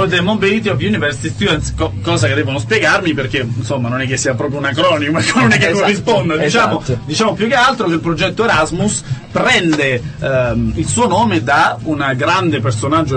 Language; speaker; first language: Italian; native; Italian